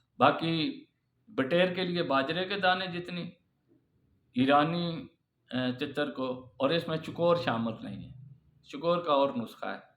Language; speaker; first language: Urdu; non-native, local second language; Punjabi